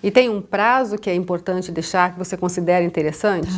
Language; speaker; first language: Portuguese; native; Portuguese